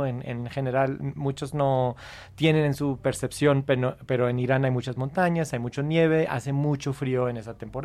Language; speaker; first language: Spanish; non-native, fluent; English